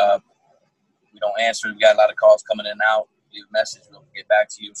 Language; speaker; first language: English; native; English